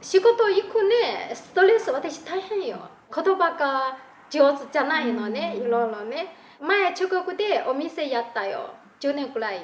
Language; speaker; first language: Japanese; non-native, learner; Chinese